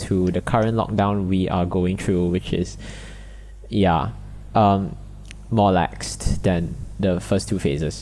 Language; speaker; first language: English; non-native, local second language; Chinese